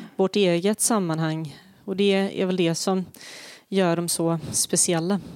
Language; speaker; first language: Swedish; early bilingual, other home language; Bosnian